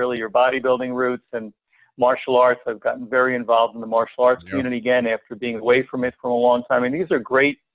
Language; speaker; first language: English; native; English